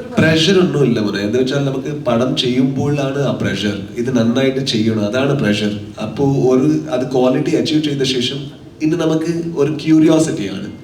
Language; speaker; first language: Malayalam; non-native, local second language; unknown